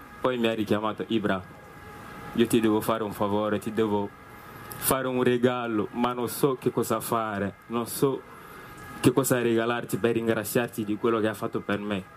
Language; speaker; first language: Italian; non-native, fluent; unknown